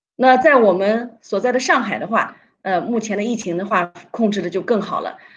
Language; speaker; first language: Chinese; native; Chinese